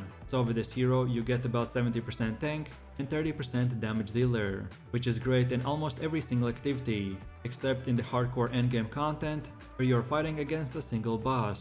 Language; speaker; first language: English; non-native, fluent; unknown